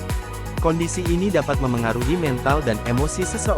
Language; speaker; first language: Indonesian; native; Indonesian